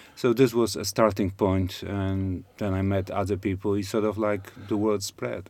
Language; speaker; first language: English; non-native, fluent; Polish